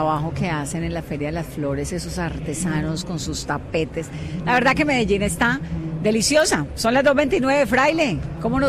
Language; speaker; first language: Spanish; native; Spanish